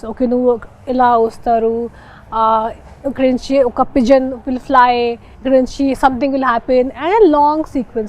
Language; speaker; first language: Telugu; non-native, fluent; Hindi